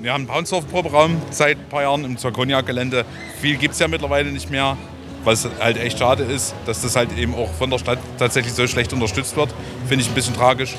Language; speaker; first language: German; native; German